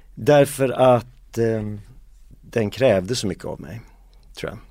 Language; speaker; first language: Swedish; native; Swedish